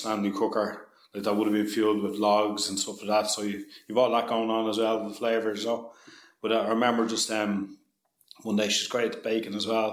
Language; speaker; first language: English; native; English